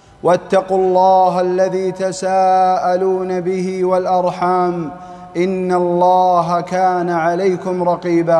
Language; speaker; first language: Arabic; native; Arabic